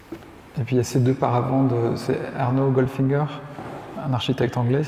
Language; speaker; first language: French; native; French